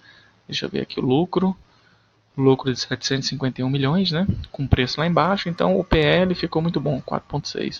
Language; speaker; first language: Portuguese; native; Portuguese